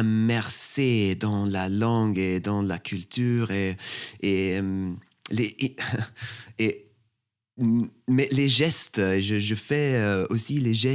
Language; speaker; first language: French; non-native, fluent; Swedish